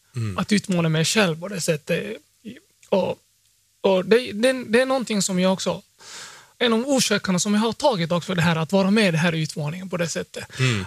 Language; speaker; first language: Swedish; early bilingual, other home language; Somali